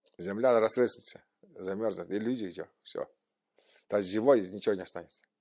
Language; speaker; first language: Russian; non-native, local second language; Tuvinian